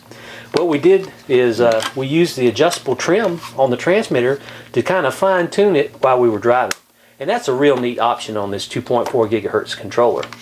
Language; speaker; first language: English; native; English